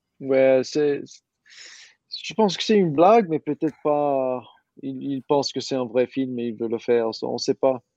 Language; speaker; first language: French; non-native, learner; English